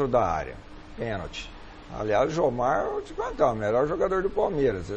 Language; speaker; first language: Portuguese; native; Portuguese